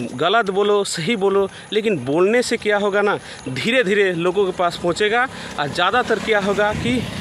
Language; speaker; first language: Hindi; non-native, local second language; Bangla